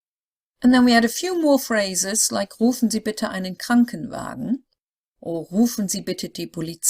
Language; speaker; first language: German; non-native, fluent; English